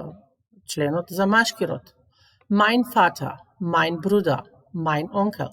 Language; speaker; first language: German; non-native, fluent; Macedonian